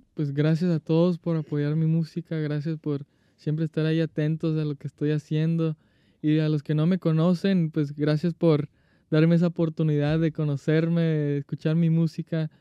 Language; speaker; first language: Spanish; early bilingual, heritage; Spanish